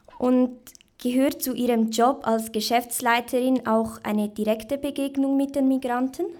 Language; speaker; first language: German; native; German